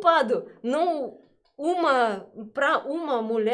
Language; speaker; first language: Portuguese; non-native, learner; Russian